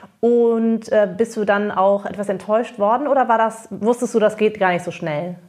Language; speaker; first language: German; early bilingual, other home language; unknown